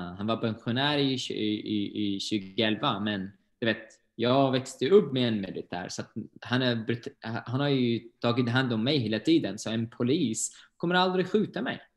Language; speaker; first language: Swedish; non-native, fluent; Arabic